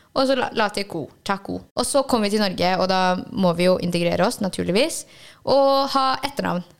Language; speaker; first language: Norwegian; early bilingual, other home language; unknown